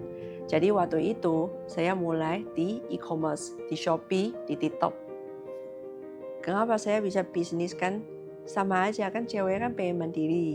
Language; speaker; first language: Indonesian; non-native, learner; Chinese